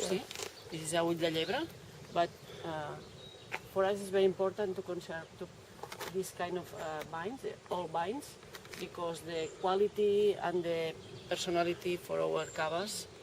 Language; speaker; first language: English; non-native, learner; Catalan